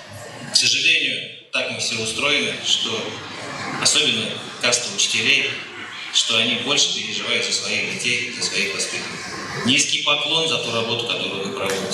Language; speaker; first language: Russian; native; Russian